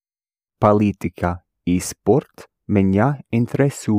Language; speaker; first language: Russian; non-native, learner; English